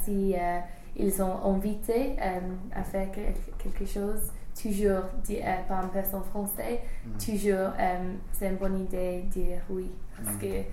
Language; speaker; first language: French; non-native, learner; English